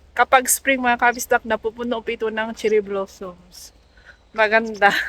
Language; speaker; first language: Filipino; non-native, local second language; Cebuano